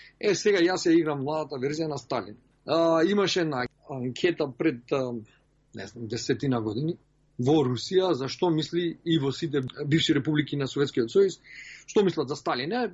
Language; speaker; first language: Macedonian; early bilingual, heritage; Macedonian